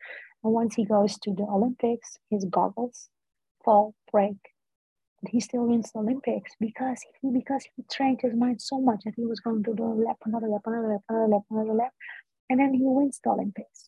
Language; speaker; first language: English; non-native, fluent; Dutch